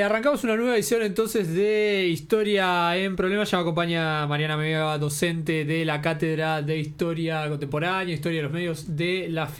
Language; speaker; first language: Spanish; native; Spanish